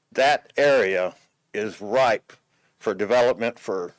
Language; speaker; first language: English; native; English